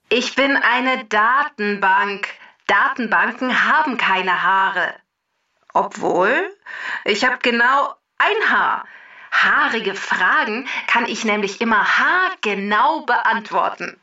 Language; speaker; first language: German; native; German